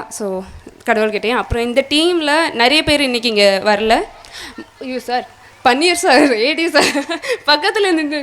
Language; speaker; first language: Tamil; non-native, learner; Malayalam